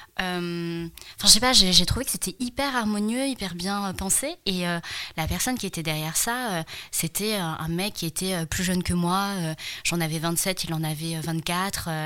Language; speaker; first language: French; early bilingual, other home language; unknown